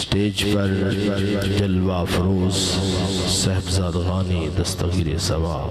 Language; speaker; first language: Urdu; non-native, local second language; Punjabi